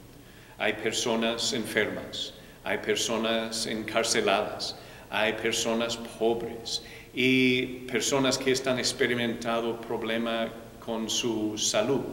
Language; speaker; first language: Spanish; non-native, fluent; English